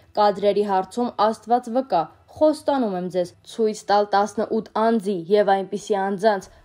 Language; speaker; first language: Armenian; native; Armenian